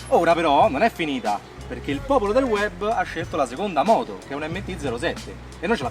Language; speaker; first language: Italian; native; Italian